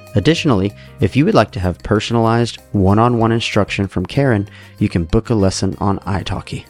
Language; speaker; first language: English; native; English